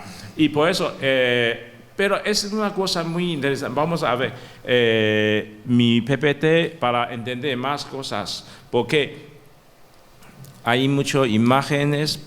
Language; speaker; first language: Spanish; non-native, learner; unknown